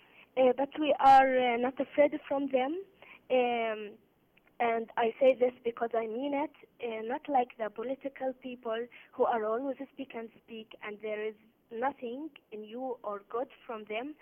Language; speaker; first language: English; non-native, learner; Arabic